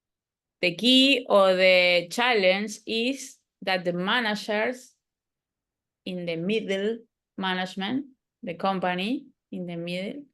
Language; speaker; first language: English; non-native, learner; Spanish